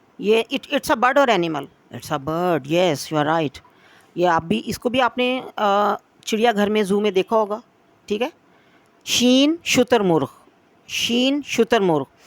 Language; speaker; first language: Urdu; native; Urdu